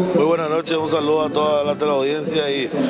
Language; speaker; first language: Spanish; native; Spanish